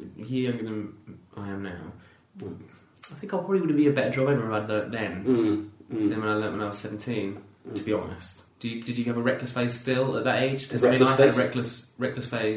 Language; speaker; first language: English; native; English